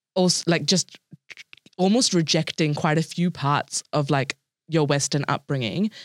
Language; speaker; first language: English; native; English